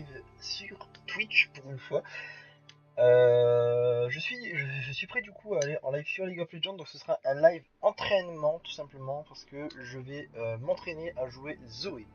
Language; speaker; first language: French; native; French